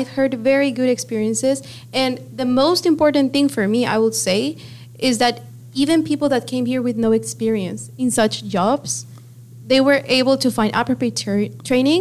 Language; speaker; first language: English; non-native, fluent; Spanish